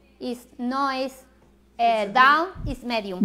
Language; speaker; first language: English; non-native, learner; Spanish